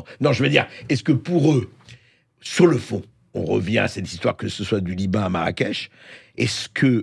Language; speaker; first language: French; native; French